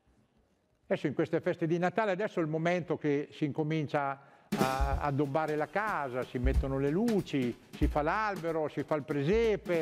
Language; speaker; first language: Italian; native; Italian